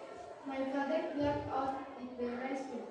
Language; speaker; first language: English; non-native, learner; Indonesian